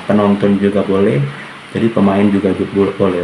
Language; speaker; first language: Indonesian; native; Indonesian